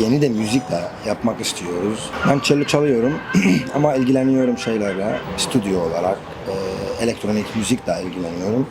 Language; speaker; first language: Turkish; non-native, learner; Arabic